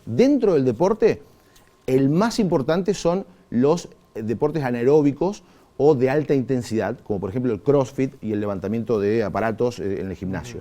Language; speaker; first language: Spanish; native; Spanish